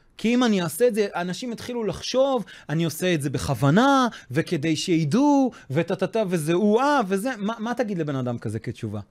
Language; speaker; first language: Hebrew; non-native, fluent; English